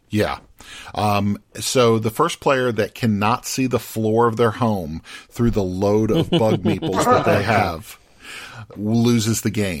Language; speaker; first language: English; native; English